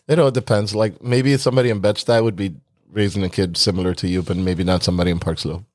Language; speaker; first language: English; native; English